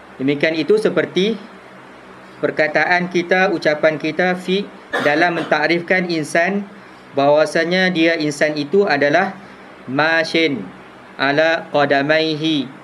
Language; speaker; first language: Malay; native; Malay